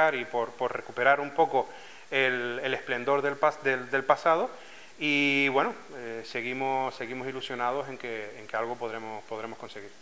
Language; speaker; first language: Spanish; native; Spanish